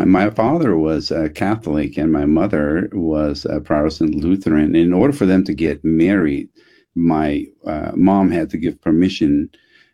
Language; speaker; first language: English; non-native, fluent; Dutch